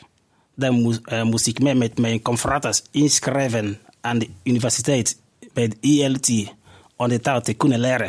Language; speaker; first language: Dutch; non-native, fluent; Igbo